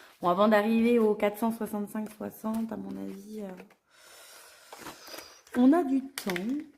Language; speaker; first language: French; native; French